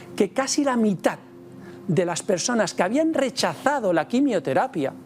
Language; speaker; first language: Spanish; native; Spanish